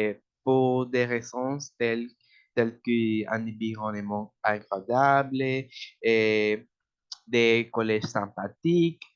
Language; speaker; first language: French; non-native, learner; Spanish